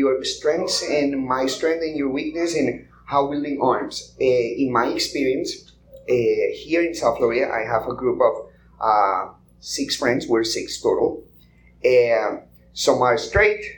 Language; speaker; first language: English; non-native, fluent; Spanish